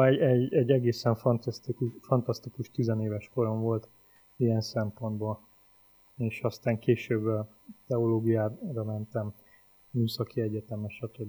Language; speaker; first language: Hungarian; native; Hungarian